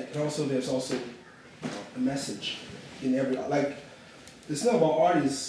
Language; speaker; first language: English; non-native, local second language; Yoruba